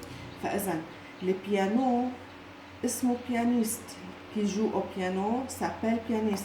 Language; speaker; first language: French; non-native, local second language; Arabic